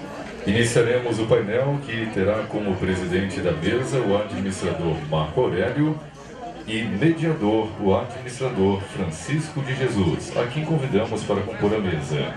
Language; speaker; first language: Portuguese; native; Portuguese